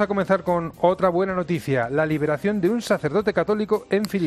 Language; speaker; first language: Spanish; native; Spanish